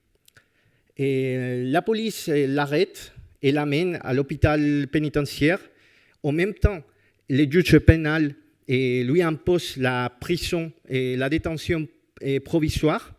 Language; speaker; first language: French; non-native, fluent; Spanish